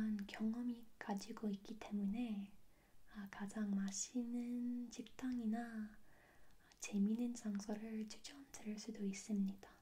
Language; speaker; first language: Korean; non-native, fluent; English